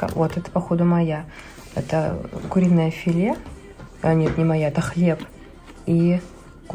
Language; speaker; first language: Russian; native; Russian